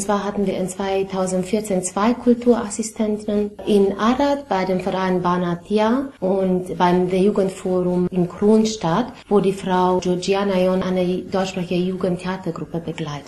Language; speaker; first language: German; non-native, fluent; Romanian